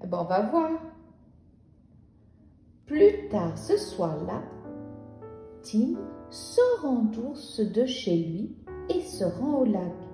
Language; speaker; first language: French; native; French